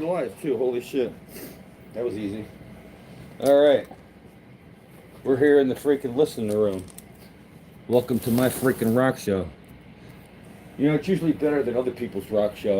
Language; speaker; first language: English; native; English